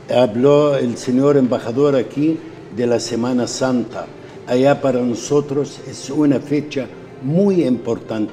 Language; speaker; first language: Spanish; non-native, fluent; Arabic